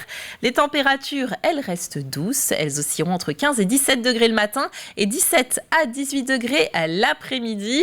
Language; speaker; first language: French; native; French